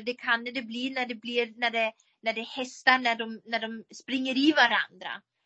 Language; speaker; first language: Swedish; non-native, fluent; German